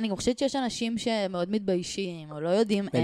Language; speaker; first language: Hebrew; native; Hebrew